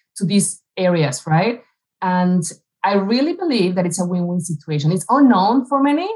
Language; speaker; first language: English; non-native, fluent; Spanish